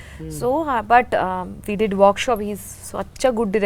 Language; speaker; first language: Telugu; non-native, learner; Bangla